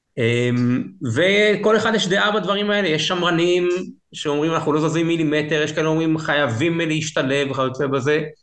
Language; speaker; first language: Hebrew; native; Hebrew